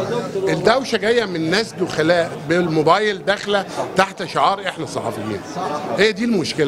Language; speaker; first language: Arabic; native; Arabic